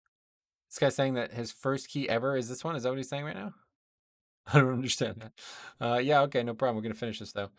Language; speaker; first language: English; native; English